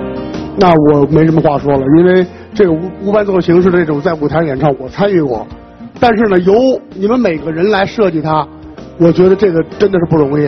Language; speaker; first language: Chinese; native; Chinese